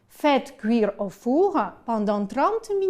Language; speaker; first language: French; non-native, fluent; Ukrainian